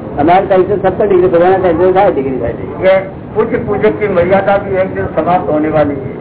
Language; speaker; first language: Hindi; non-native, local second language; Gujarati